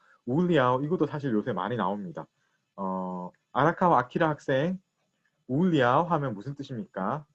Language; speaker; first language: Korean; native; Korean